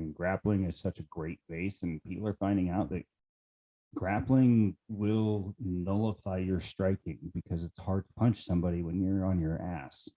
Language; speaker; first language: English; native; English